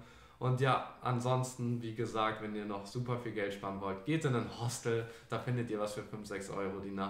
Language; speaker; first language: German; native; German